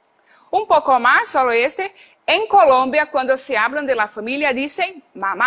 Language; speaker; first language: Spanish; non-native, fluent; Portuguese